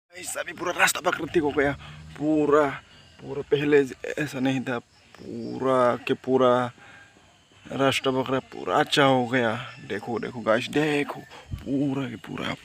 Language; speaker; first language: Hindi; non-native, local second language; Kok Borok